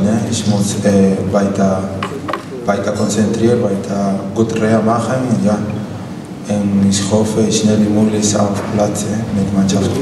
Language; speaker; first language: German; non-native, learner; Spanish